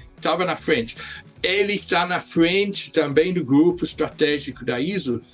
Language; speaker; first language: Portuguese; non-native, fluent; English